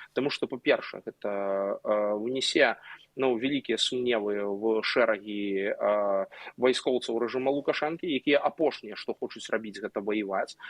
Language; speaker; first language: Belarusian; non-native, local second language; Russian